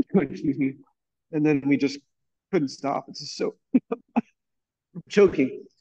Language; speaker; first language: English; native; English